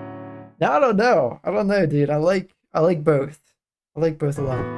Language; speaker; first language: English; native; English